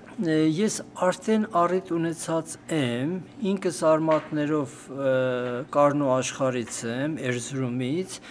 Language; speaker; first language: Armenian; native; Armenian